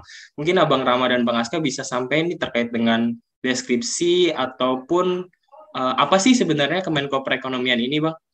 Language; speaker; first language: Indonesian; native; Indonesian